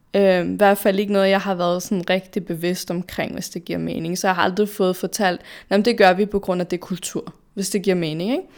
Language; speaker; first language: Danish; early bilingual, other home language; Arabic